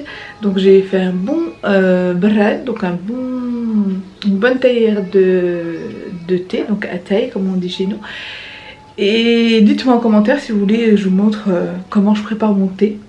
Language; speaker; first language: French; native; French